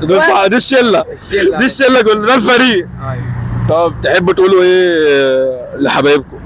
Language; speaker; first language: Arabic; native; Arabic